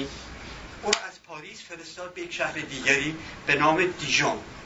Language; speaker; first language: Persian; native; Persian